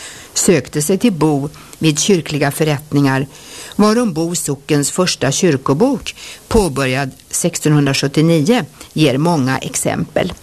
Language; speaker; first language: Swedish; native; Swedish